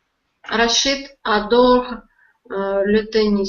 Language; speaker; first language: French; non-native, learner; Russian